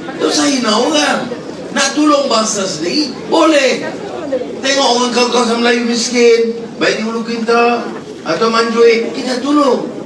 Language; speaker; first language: Malay; native; Malay